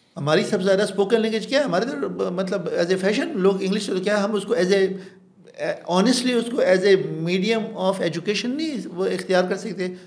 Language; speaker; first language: Urdu; non-native, local second language; Pashto